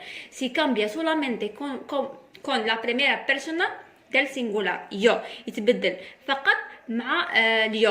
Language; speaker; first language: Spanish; non-native, fluent; Arabic